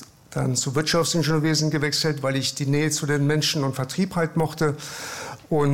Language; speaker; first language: German; early bilingual, other home language; Persian